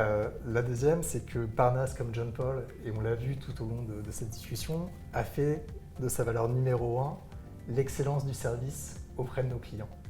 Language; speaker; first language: French; native; French